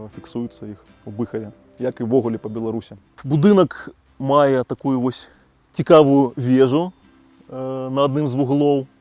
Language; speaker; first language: Belarusian; native; Belarusian